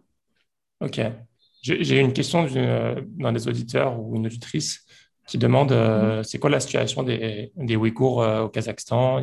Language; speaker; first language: French; native; French